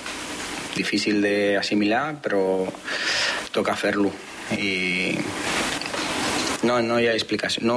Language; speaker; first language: Catalan; non-native, fluent; Spanish